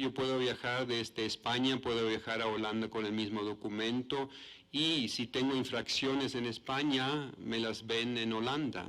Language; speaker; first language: Spanish; non-native, fluent; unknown